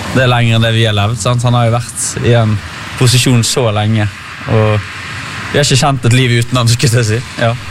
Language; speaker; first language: Norwegian; native; Norwegian